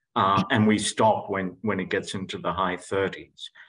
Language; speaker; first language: English; non-native, local second language; Greek